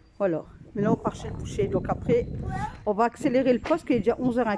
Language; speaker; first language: French; native; French